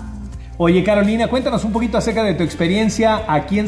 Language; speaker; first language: Spanish; native; Spanish